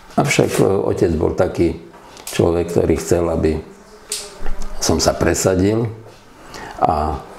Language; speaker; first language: Slovak; non-native, local second language; Hungarian